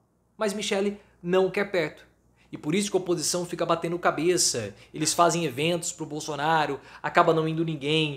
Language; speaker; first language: Portuguese; native; Portuguese